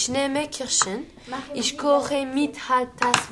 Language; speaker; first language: German; non-native, learner; French